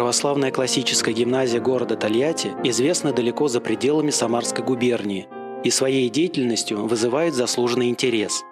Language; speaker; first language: Russian; native; Russian